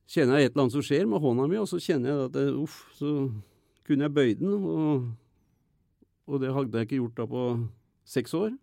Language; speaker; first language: Norwegian; native; Norwegian